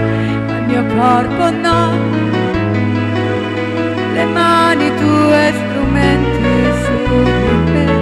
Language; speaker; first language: Italian; native; Italian